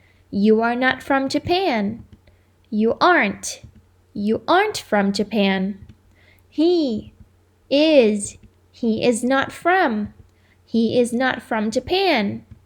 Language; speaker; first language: English; non-native, fluent; Thai